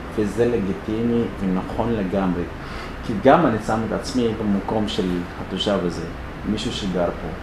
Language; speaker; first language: Hebrew; non-native, fluent; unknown